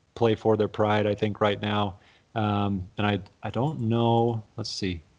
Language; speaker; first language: English; native; English